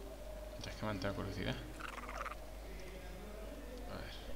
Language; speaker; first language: Spanish; native; Spanish